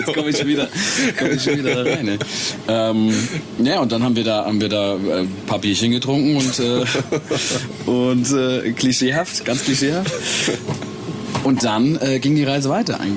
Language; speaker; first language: German; native; German